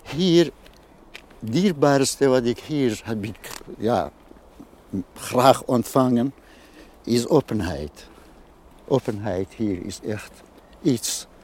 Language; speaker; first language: Dutch; non-native, fluent; Kurdish